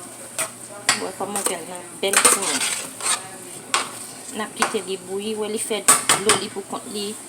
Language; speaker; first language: French; non-native, local second language; Haitian Creole